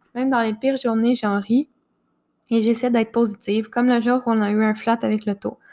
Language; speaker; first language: French; native; French